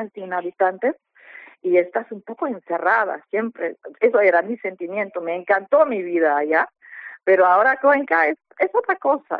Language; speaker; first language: Spanish; non-native, fluent; German